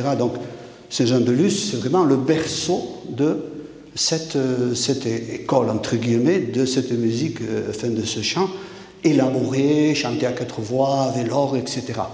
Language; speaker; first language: French; non-native, local second language; Basque